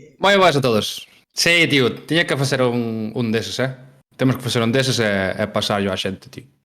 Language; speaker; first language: Galician; native; Galician